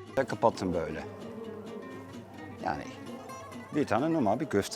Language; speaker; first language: Turkish; non-native, fluent; Dutch